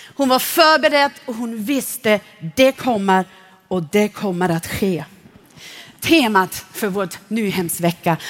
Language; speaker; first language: Swedish; non-native, fluent; German